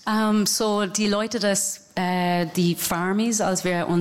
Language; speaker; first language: German; non-native, fluent; English